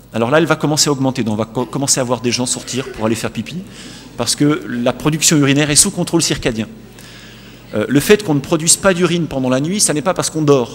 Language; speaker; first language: French; native; French